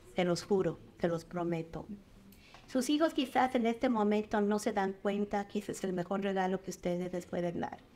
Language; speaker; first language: Spanish; native; Spanish